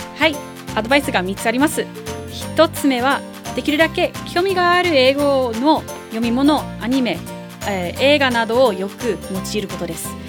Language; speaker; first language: Japanese; non-native, fluent; English